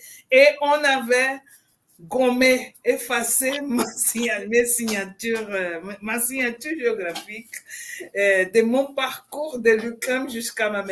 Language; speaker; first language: French; non-native, fluent; Portuguese